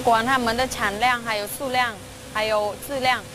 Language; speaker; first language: Chinese; non-native, fluent; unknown